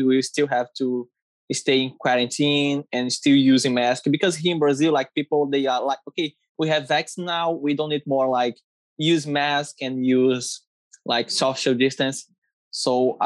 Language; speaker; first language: English; non-native, learner; Portuguese